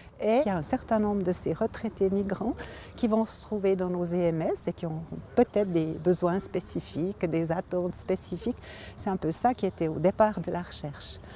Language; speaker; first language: French; native; French